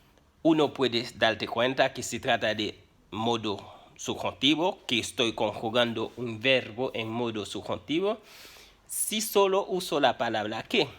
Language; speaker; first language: Spanish; non-native, fluent; Haitian Creole